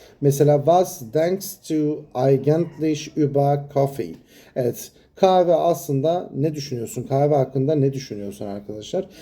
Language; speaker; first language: Turkish; native; Turkish